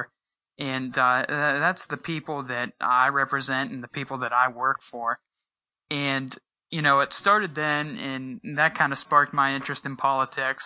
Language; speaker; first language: English; native; English